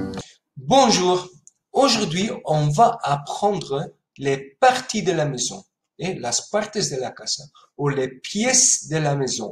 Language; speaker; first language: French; non-native, fluent; Spanish